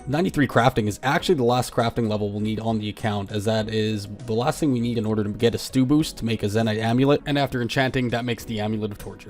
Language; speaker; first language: English; native; English